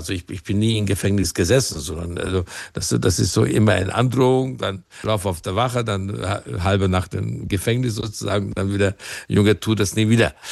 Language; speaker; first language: German; non-native, fluent; Hungarian